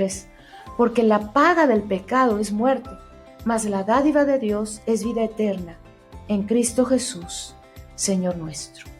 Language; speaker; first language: Spanish; native; Spanish